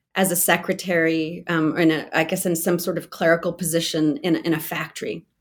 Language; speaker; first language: English; native; English